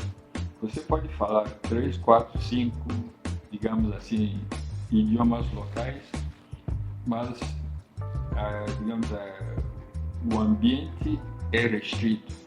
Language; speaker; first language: Portuguese; non-native, fluent; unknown